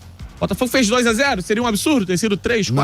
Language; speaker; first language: Portuguese; native; Portuguese